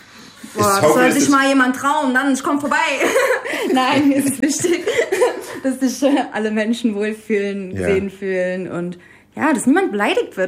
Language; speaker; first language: German; early bilingual, other home language; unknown